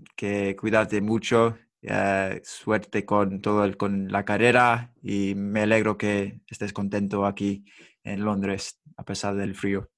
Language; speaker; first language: Spanish; non-native, fluent; English